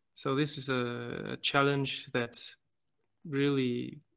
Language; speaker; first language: English; non-native, fluent; German